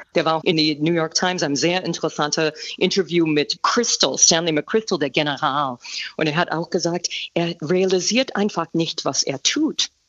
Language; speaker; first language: German; non-native, fluent; English